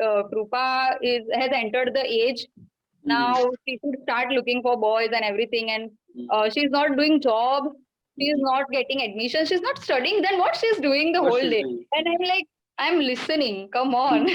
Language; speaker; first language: English; non-native, local second language; Gujarati